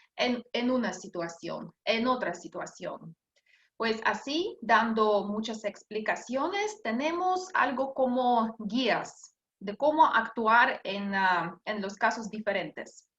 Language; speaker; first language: Spanish; non-native, fluent; Russian